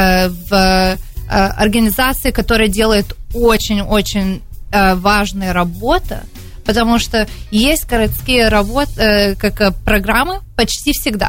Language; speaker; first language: Russian; early bilingual, heritage; Russian